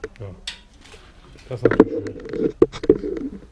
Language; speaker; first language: German; native; German